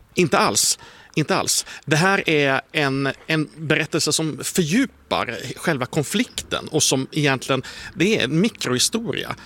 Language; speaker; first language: Swedish; native; Swedish